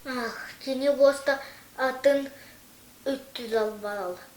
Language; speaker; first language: Russian; non-native, local second language; Yakut